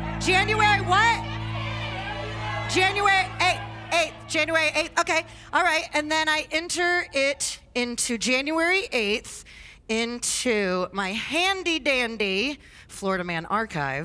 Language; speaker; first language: English; native; English